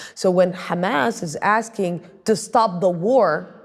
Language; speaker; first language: English; non-native, fluent; Arabic